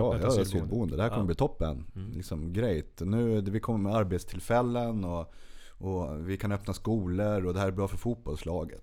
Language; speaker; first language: Swedish; native; Swedish